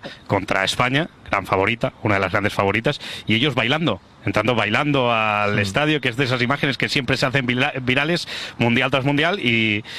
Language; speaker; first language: Spanish; native; Spanish